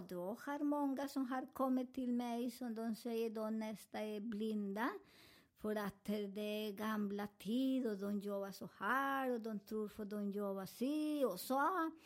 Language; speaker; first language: Swedish; non-native, fluent; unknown